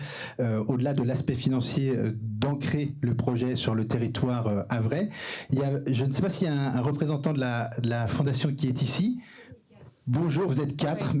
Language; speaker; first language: French; native; French